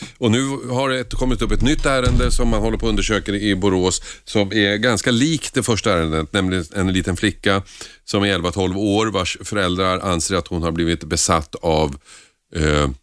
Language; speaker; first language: Swedish; native; Swedish